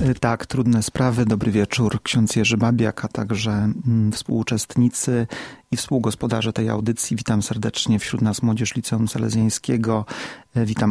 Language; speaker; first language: Polish; native; Polish